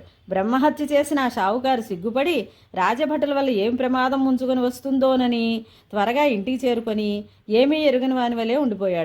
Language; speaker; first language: Telugu; native; Telugu